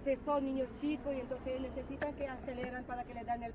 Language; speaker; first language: Spanish; native; Spanish